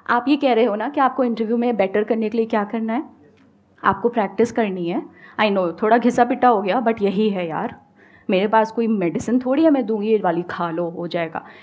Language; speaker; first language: Hindi; native; Hindi